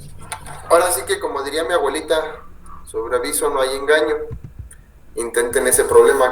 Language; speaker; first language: Spanish; native; Spanish